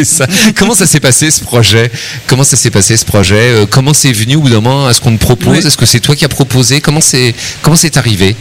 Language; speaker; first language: French; native; French